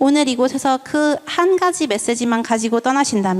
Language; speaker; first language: Korean; native; Korean